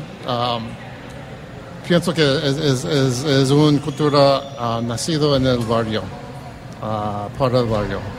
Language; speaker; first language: Spanish; early bilingual, heritage; Spanish